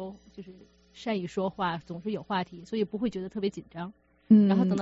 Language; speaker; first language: Chinese; native; Chinese